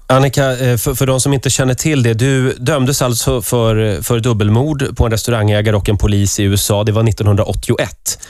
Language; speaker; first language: Swedish; native; Swedish